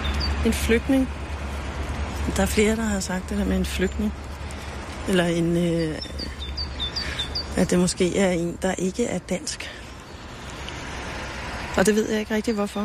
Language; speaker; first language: Danish; native; Danish